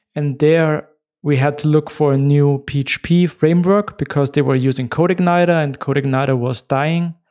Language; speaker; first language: English; non-native, fluent; German